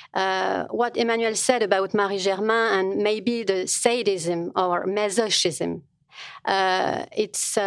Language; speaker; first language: English; non-native, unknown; French